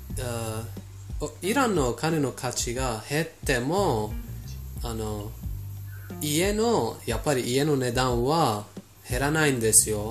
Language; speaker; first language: Japanese; non-native, fluent; Persian